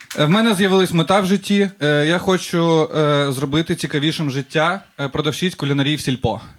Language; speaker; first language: Ukrainian; non-native, local second language; Russian